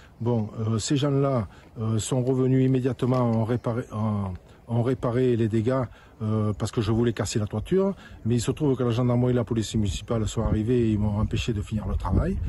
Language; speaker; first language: French; native; French